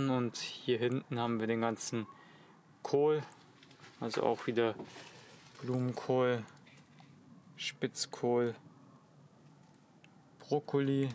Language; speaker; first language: German; native; German